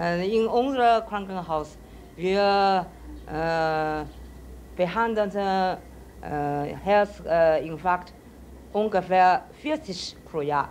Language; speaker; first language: German; non-native, learner; Chinese